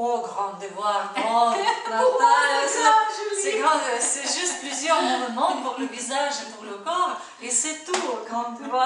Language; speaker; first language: French; non-native, fluent; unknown